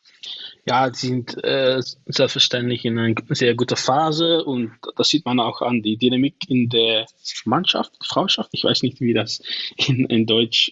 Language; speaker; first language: German; non-native, learner; Dutch